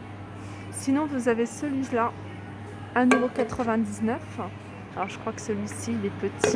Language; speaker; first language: French; native; French